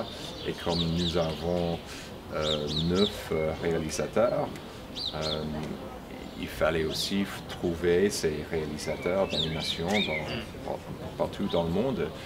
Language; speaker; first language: French; non-native, fluent; English